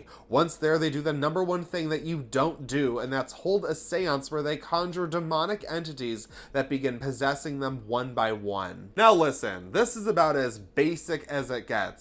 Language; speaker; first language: English; native; English